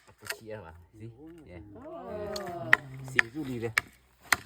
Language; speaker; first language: English; non-native, learner; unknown